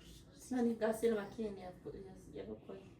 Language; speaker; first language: Finnish; non-native, learner; Kinyarwanda